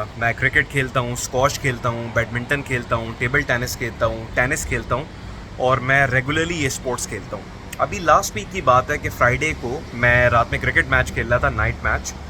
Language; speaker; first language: Urdu; native; Urdu